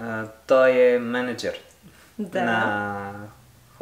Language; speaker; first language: Bulgarian; non-native, learner; French